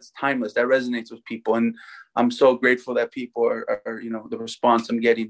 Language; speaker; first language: English; native; English